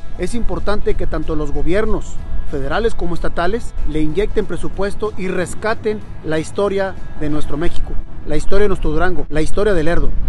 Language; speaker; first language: Spanish; native; Spanish